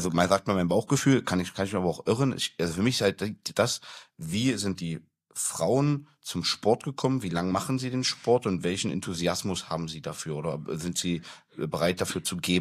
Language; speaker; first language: German; native; German